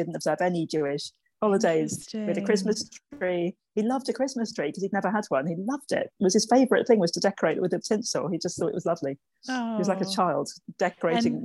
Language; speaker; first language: English; native; English